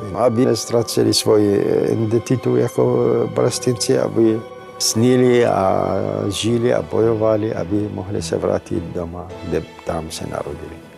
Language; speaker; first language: Czech; non-native, fluent; Arabic